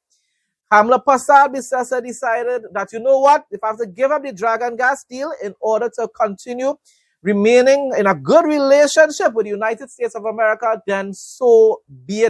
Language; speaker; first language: English; native; English